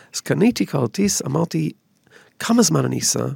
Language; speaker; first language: Hebrew; non-native, fluent; English